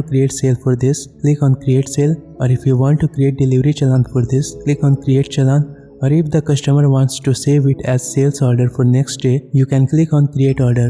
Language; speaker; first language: English; non-native, local second language; Hindi